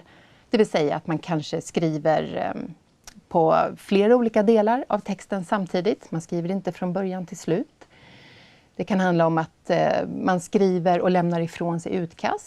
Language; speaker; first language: Swedish; native; Swedish